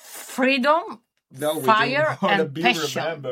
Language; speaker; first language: English; non-native, learner; Italian